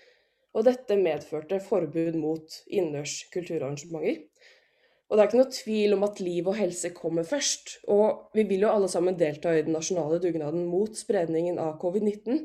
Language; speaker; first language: Norwegian; native; Norwegian